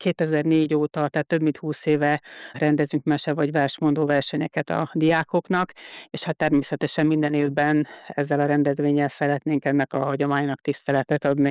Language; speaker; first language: Hungarian; native; Hungarian